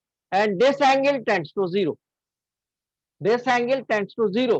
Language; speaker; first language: English; non-native, local second language; Hindi